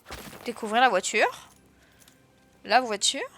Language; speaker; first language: French; native; French